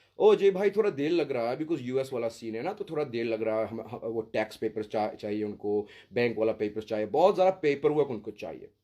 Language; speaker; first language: Hindi; early bilingual, heritage; Hindi